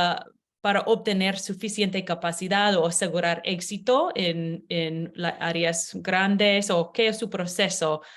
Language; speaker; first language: Spanish; non-native, learner; English